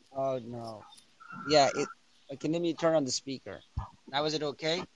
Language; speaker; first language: English; non-native, fluent; Persian